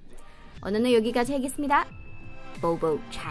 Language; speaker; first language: Korean; non-native, fluent; Chinese